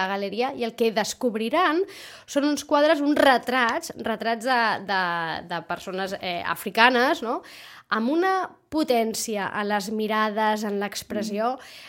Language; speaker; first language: Spanish; non-native, local second language; Catalan